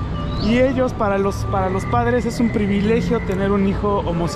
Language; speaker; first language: Spanish; native; Spanish